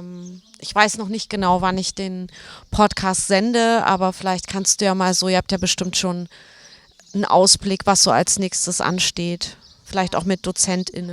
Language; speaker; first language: German; native; German